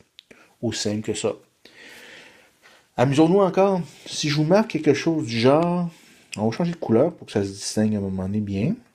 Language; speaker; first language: French; native; French